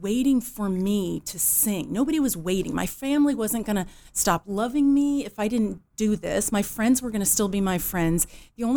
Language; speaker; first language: English; native; English